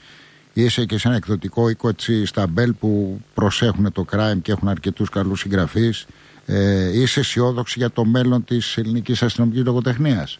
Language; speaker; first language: Greek; native; Greek